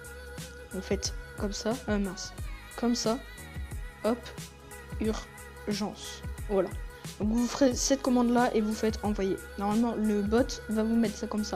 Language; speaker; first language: French; native; French